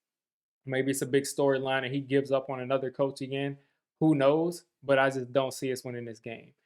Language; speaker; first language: English; native; English